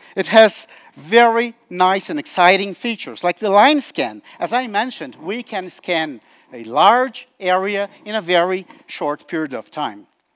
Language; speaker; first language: English; non-native, fluent; Portuguese